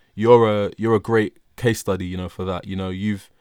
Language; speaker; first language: English; early bilingual, other home language; Yoruba